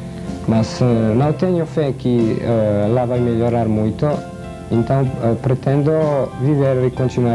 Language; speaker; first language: Portuguese; non-native, fluent; Serbian